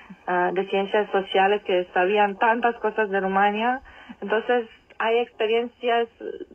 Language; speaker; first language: Spanish; non-native, fluent; Romanian